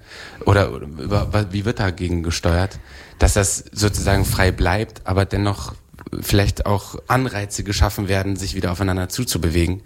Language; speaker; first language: German; native; German